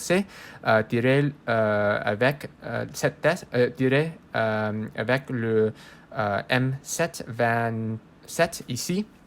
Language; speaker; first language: French; non-native, learner; English